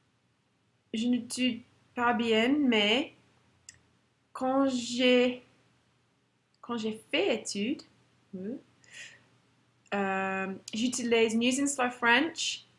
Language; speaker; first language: French; non-native, learner; English